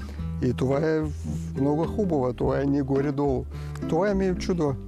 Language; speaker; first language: Bulgarian; non-native, learner; Russian